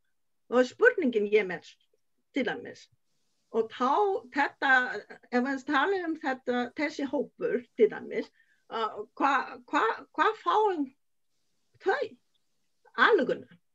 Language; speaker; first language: Icelandic; non-native, learner; Vietnamese